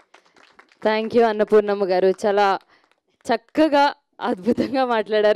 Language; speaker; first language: Telugu; native; Telugu